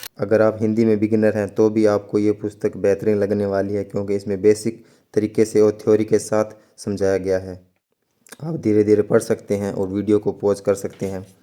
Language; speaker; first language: Hindi; native; Hindi